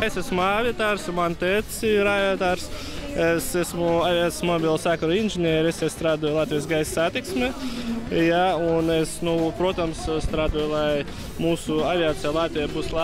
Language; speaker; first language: Latvian; non-native, local second language; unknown